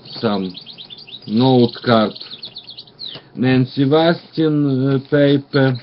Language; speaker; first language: English; non-native, learner; Russian